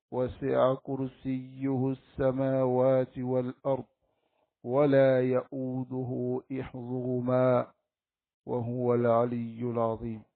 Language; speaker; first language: Arabic; non-native, fluent; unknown